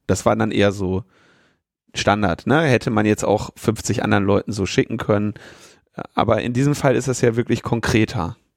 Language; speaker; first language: German; native; German